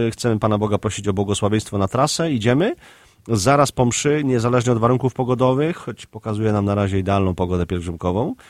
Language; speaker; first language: Polish; native; Polish